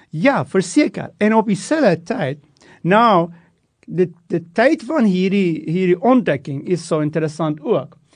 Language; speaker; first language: Afrikaans; non-native, local second language; English